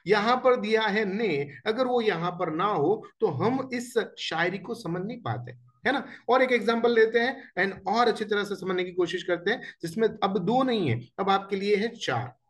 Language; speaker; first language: Hindi; non-native, local second language; Gujarati